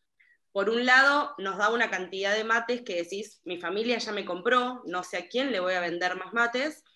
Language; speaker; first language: Spanish; native; Spanish